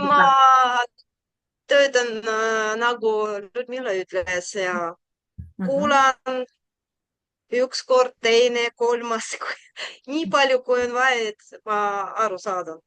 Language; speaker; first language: Estonian; non-native, learner; Russian